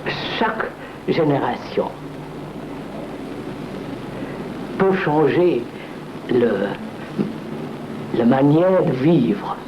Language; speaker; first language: French; non-native, learner; Telugu